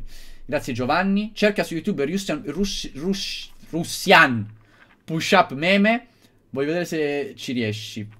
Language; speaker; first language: Italian; native; Italian